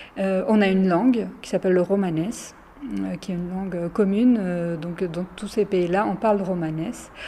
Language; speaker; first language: French; early bilingual, other home language; Romany